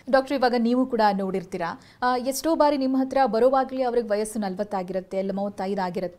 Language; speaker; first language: Kannada; native; Kannada